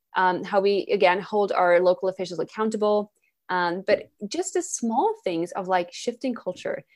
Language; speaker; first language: English; non-native, fluent; Swedish